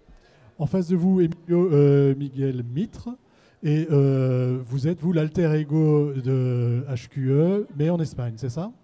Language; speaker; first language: French; native; French